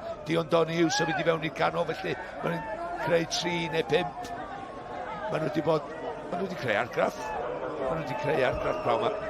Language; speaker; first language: Welsh; native; Welsh